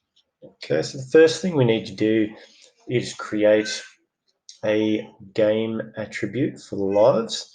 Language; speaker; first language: English; native; English